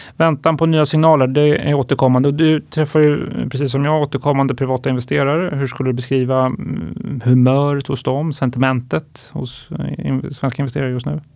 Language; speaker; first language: Swedish; native; Swedish